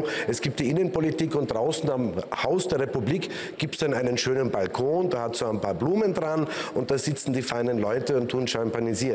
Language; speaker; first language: German; native; German